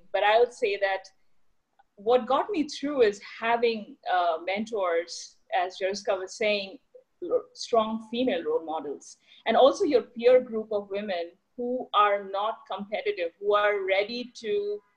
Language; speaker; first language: English; non-native, local second language; Bangla